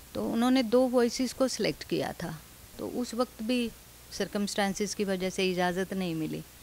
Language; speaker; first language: Hindi; non-native, local second language; Dogri